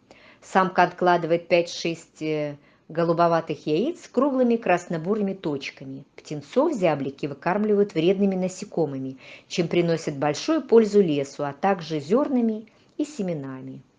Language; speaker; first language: Russian; native; Russian